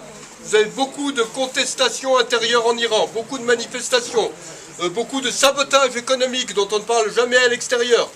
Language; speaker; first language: French; native; French